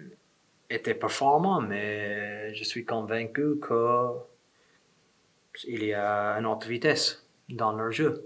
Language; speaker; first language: French; non-native, fluent; English